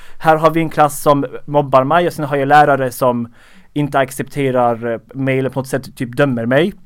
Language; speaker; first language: Swedish; early bilingual, other home language; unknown